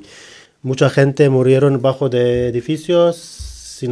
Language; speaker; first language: Spanish; non-native, learner; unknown